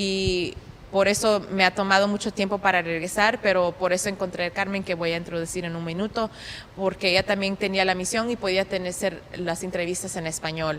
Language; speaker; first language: Spanish; early bilingual, heritage; Spanish